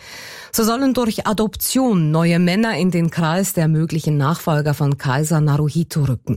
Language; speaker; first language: German; native; German